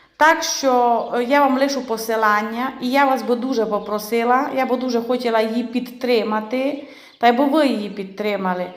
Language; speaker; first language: Ukrainian; native; Ukrainian